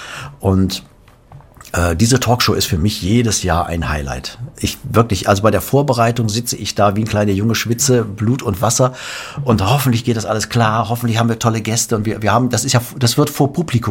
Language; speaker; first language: German; native; German